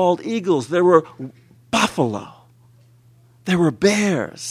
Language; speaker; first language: English; native; English